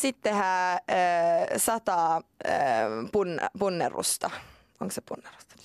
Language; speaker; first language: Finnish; non-native, local second language; Swedish